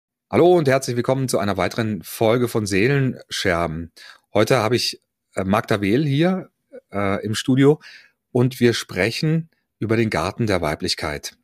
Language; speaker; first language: German; native; German